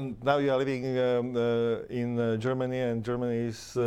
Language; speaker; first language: English; non-native, learner; Slovak